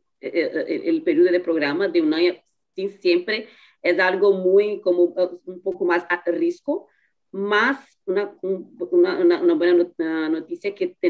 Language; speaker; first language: Spanish; non-native, fluent; Portuguese